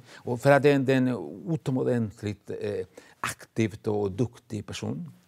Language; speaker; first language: Swedish; non-native, fluent; Spanish